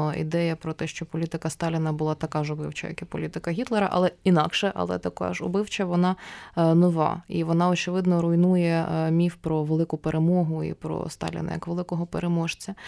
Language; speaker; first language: Ukrainian; native; Ukrainian